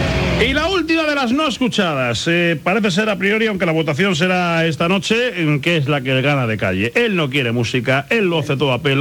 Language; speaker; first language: Spanish; native; Spanish